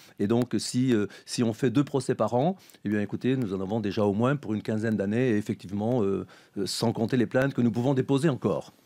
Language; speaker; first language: French; native; French